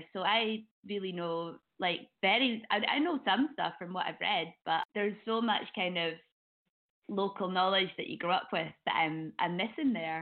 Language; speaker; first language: English; native; English